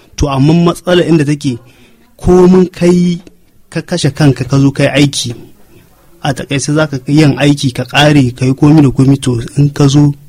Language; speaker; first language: Hausa; native; Hausa